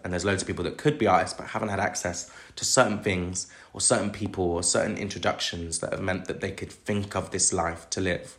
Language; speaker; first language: English; native; English